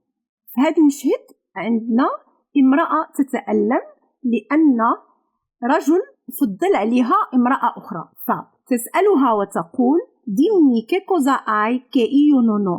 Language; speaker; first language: Arabic; native; Arabic